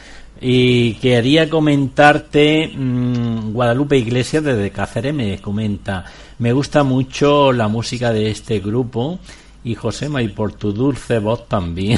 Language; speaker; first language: Spanish; native; Spanish